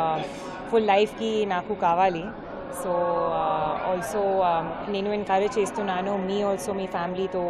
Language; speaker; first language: Telugu; non-native, learner; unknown